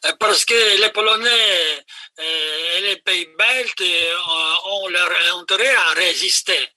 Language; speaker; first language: French; non-native, fluent; Polish